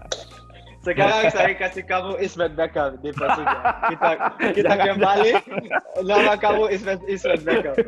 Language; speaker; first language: Indonesian; non-native, learner; Dutch